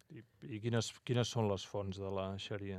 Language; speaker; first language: Catalan; native; Catalan